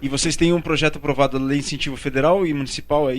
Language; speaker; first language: Portuguese; native; Portuguese